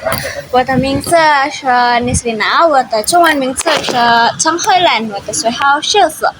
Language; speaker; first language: Chinese; non-native, learner; Indonesian